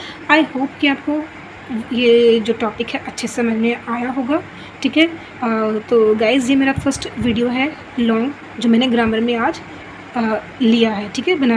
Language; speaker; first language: Hindi; native; Hindi